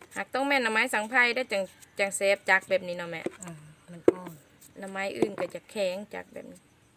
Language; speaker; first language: Thai; native; Thai